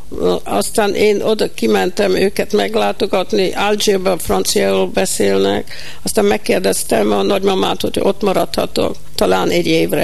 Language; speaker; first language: Hungarian; early bilingual, heritage; Hungarian